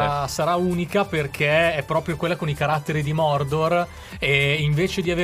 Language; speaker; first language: Italian; native; Italian